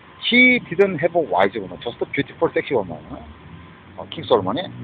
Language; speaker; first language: English; non-native, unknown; Korean